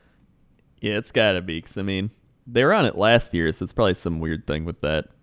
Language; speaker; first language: English; native; English